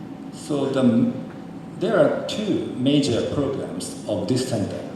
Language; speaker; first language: English; non-native, fluent; Japanese